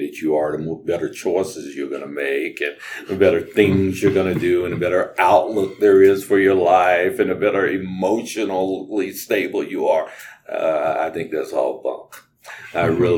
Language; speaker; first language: English; native; English